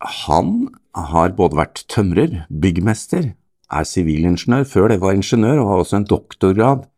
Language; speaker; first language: Norwegian; native; Norwegian